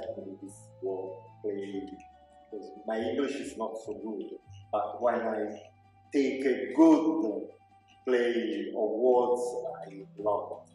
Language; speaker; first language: English; non-native, learner; Italian